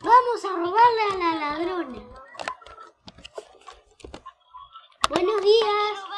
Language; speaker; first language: Spanish; native; Spanish